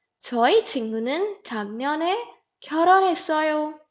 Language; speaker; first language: Korean; non-native, fluent; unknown